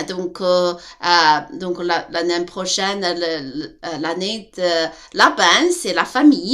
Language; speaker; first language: French; non-native, learner; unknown